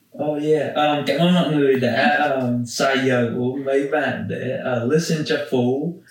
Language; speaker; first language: Vietnamese; early bilingual, heritage; Vietnamese